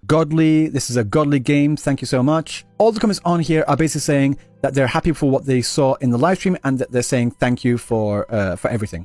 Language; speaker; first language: English; native; English